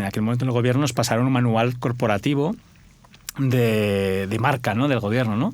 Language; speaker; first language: Spanish; native; Spanish